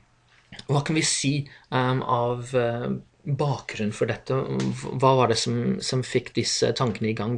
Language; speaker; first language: Norwegian; non-native, fluent; English